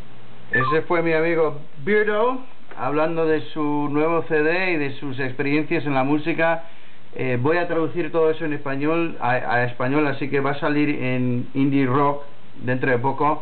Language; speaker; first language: Spanish; non-native, fluent; English